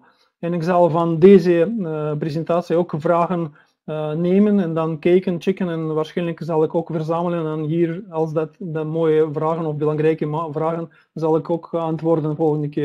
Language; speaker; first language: Dutch; non-native, learner; Russian